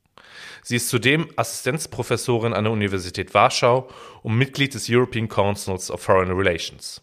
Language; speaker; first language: German; native; German